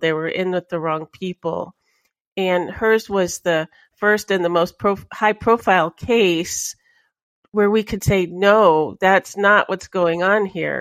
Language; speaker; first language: English; native; English